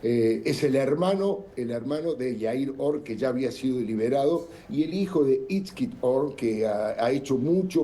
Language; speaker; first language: Spanish; native; Spanish